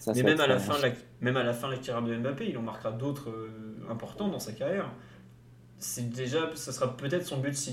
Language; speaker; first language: French; native; French